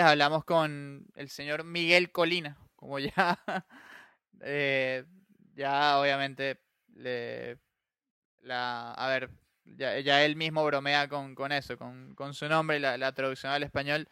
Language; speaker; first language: Spanish; native; Spanish